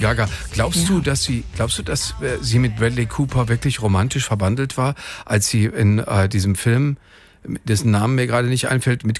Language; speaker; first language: German; native; German